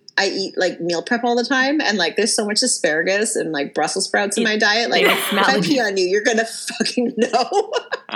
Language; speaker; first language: English; native; English